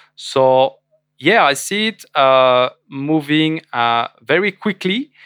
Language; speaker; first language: English; non-native, fluent; French